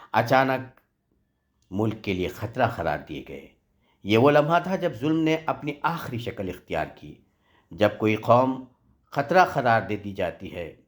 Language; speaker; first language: Urdu; native; Urdu